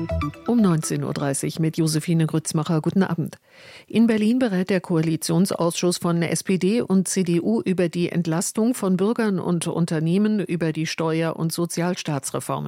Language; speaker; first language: German; native; German